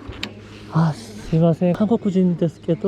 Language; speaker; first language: Japanese; non-native, learner; Korean